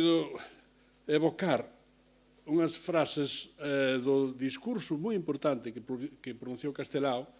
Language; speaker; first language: Galician; native; Galician